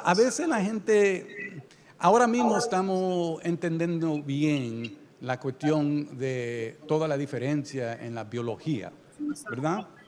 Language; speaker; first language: Spanish; early bilingual, heritage; Spanish